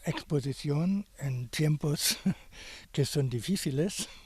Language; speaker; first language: Spanish; non-native, fluent; German